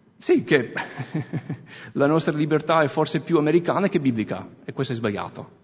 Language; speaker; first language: Italian; non-native, fluent; English